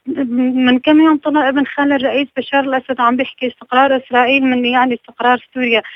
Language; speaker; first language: Arabic; non-native, local second language; Kurdish